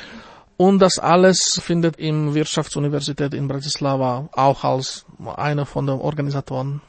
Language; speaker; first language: German; non-native, fluent; Slovak